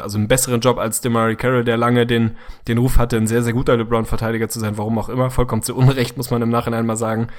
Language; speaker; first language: German; native; German